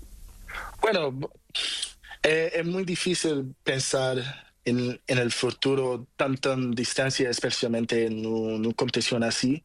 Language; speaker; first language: Spanish; non-native, learner; Portuguese